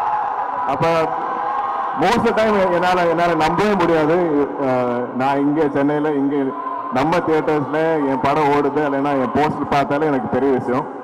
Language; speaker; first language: Tamil; non-native, local second language; Malayalam